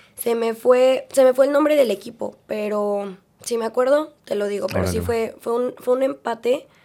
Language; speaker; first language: Spanish; native; Spanish